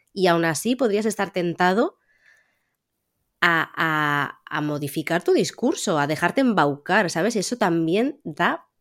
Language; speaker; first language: Spanish; native; Spanish